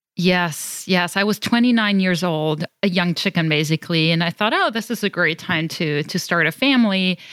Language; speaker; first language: English; non-native, fluent; German